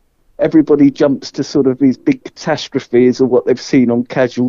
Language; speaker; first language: English; native; English